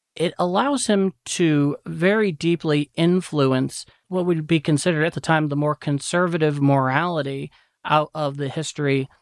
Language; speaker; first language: English; native; English